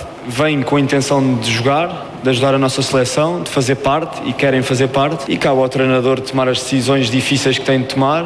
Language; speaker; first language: Portuguese; native; Portuguese